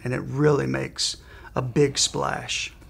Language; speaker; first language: English; native; English